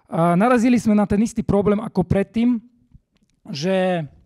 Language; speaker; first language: Slovak; non-native, fluent; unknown